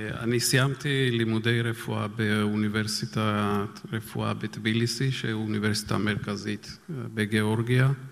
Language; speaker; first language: Hebrew; non-native, fluent; Georgian